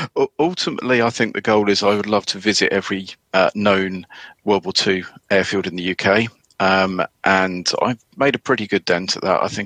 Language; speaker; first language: English; native; English